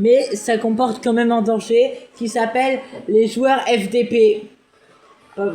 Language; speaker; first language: French; native; French